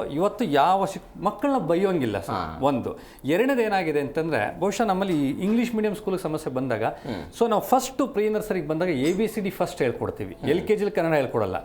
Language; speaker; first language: Kannada; native; Kannada